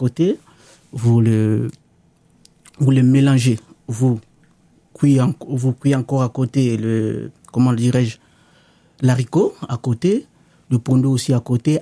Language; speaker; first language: French; non-native, local second language; Lingala